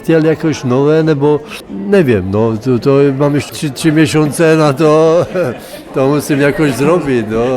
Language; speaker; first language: Polish; non-native, learner; Czech